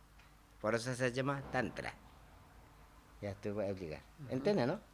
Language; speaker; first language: Spanish; non-native, learner; Tibetan